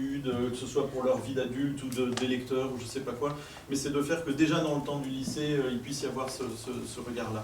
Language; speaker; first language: French; native; French